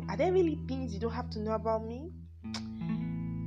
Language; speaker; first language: English; non-native, local second language; Yoruba